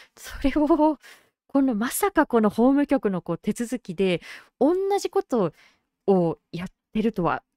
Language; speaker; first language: Japanese; native; Japanese